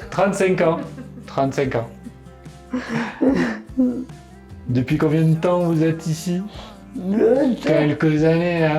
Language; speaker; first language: French; native; French